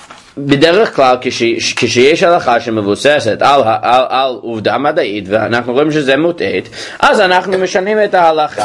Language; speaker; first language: Hebrew; non-native, fluent; English